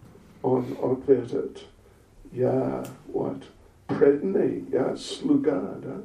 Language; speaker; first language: Russian; non-native, learner; English